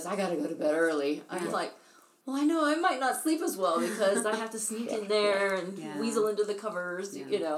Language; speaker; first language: English; native; English